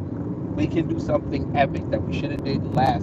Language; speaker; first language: English; native; English